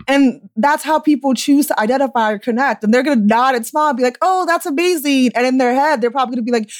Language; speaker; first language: English; early bilingual, other home language; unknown